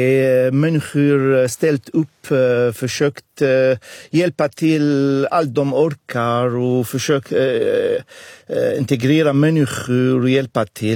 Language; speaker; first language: Swedish; non-native, fluent; Arabic